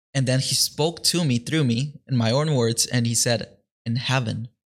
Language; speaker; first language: English; early bilingual, other home language; Spanish